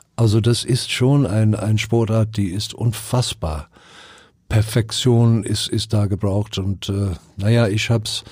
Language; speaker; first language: German; non-native, fluent; English